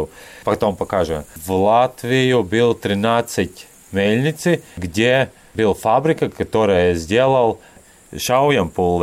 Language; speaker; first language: Russian; non-native, learner; Latvian